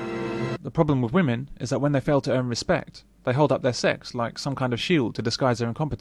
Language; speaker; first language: English; native; English